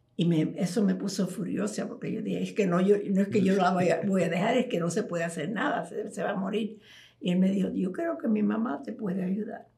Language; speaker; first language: Spanish; early bilingual, heritage; Spanish